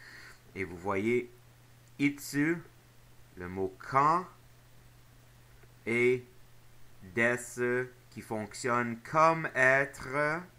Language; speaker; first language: French; non-native, local second language; English